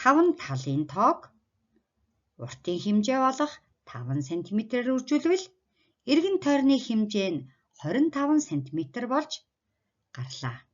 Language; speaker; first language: Mongolian; native; Mongolian